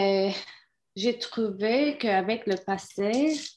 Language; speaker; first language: French; non-native, fluent; Turkish